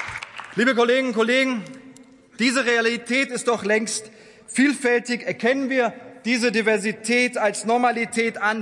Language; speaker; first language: German; early bilingual, other home language; Turkish